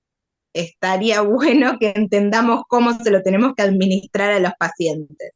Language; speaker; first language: Spanish; native; Spanish